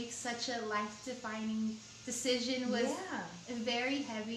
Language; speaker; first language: English; early bilingual, other home language; Spanish